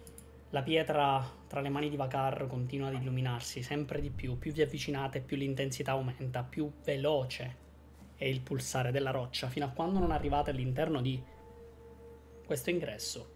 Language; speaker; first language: Italian; native; Italian